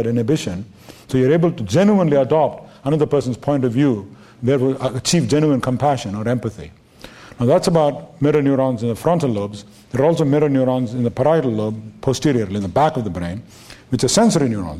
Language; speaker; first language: English; non-native, local second language; Tamil